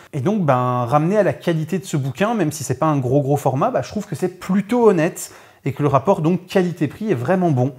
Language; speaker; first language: French; native; French